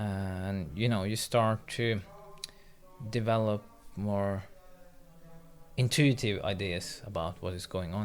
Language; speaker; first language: English; non-native, fluent; Norwegian